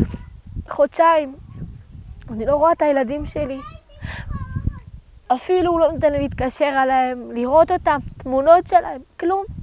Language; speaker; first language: Hebrew; early bilingual, other home language; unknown